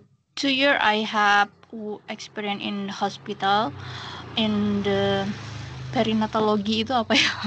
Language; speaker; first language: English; non-native, learner; Indonesian